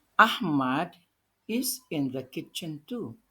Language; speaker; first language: English; non-native, fluent; Indonesian